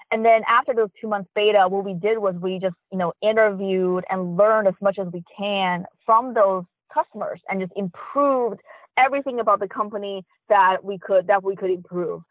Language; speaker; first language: English; early bilingual, other home language; Chinese